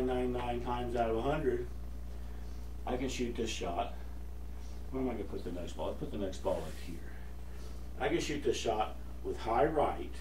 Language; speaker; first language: English; native; English